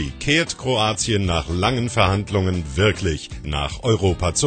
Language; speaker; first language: German; native; German